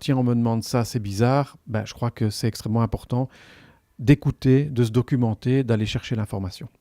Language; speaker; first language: French; native; French